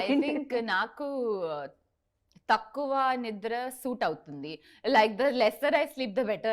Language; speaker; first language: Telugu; non-native, learner; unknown